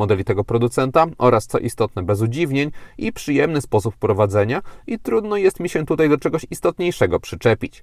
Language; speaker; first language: Polish; native; Polish